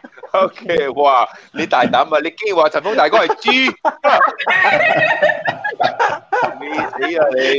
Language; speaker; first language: Chinese; native; Chinese